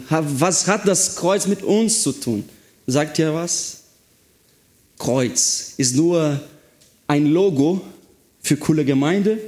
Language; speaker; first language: German; non-native, fluent; Portuguese